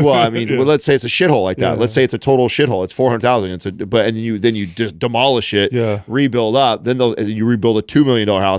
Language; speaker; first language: English; native; English